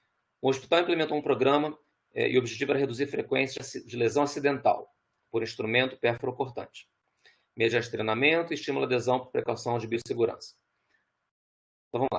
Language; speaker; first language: Portuguese; native; Portuguese